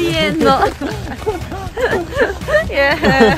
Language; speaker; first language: Indonesian; non-native, learner; Japanese